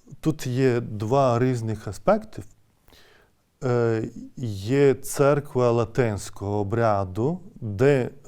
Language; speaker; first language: Ukrainian; non-native, fluent; Lithuanian